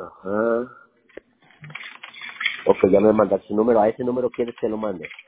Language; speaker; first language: Spanish; native; Spanish